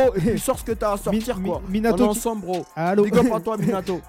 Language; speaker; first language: French; native; French